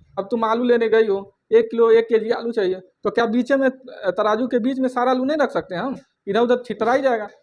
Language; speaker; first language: Hindi; native; Hindi